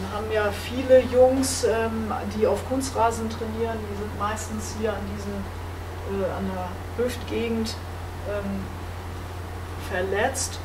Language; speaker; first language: German; native; German